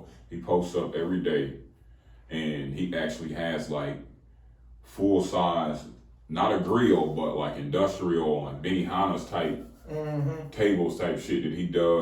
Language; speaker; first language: English; native; English